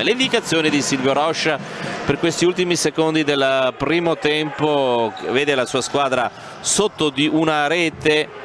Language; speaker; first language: Italian; native; Italian